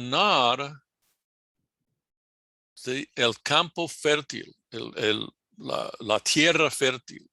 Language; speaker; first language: Spanish; non-native, fluent; English